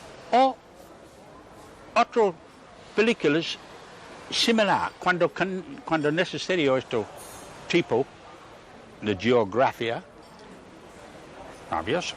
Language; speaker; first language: Spanish; non-native, learner; English